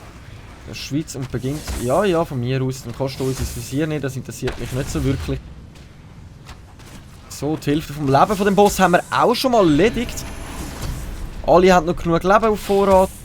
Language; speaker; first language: German; native; German